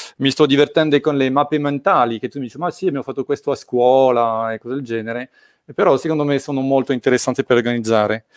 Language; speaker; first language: Italian; non-native, fluent; French